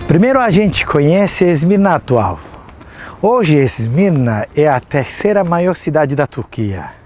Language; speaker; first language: Portuguese; non-native, fluent; Turkish